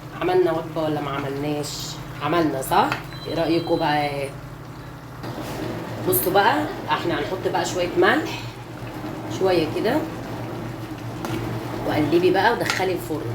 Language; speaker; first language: Arabic; native; Arabic